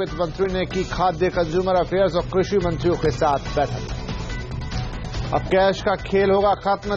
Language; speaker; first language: Hindi; native; Hindi